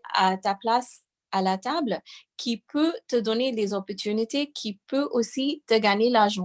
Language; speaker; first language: French; non-native, fluent; English